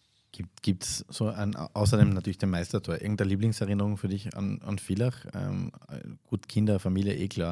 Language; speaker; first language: German; native; German